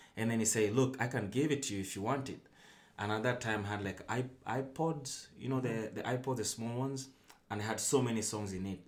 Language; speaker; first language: English; non-native, local second language; Luyia